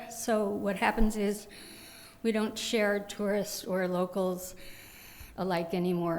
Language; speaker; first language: English; native; English